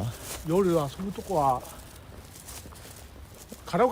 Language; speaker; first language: Japanese; native; Japanese